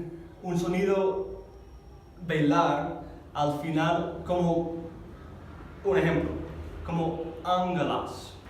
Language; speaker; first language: Spanish; non-native, fluent; English